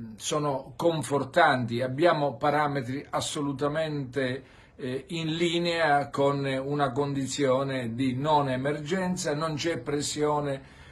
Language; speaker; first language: Italian; native; Italian